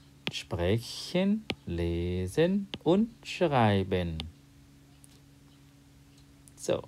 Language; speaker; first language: German; non-native, fluent; Thai